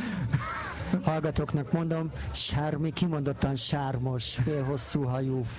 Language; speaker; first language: Hungarian; native; Hungarian